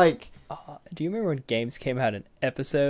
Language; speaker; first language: English; native; English